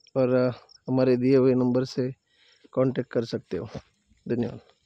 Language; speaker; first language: Hindi; non-native, local second language; Marathi